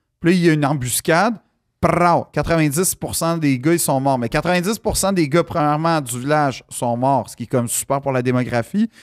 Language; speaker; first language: French; native; French